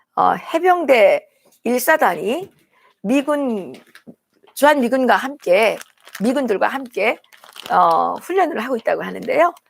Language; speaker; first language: Korean; native; Korean